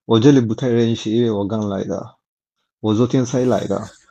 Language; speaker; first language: Chinese; non-native, learner; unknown